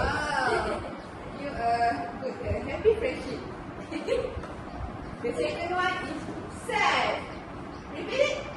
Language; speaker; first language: English; non-native, learner; Malay